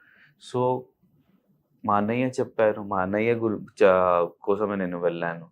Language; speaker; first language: Telugu; non-native, learner; Hindi